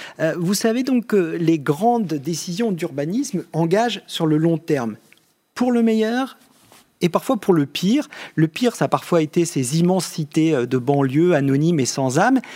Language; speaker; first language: French; native; French